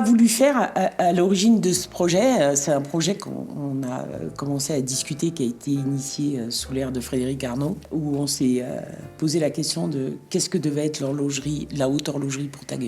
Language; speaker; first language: French; native; French